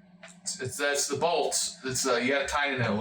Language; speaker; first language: English; native; English